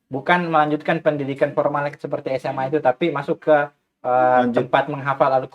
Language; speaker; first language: Indonesian; native; Indonesian